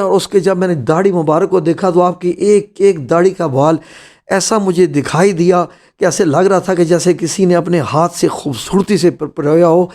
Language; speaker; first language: Urdu; non-native, local second language; Punjabi